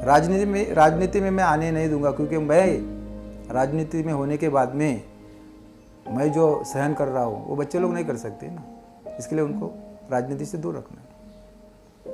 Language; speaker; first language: Hindi; non-native, local second language; Marathi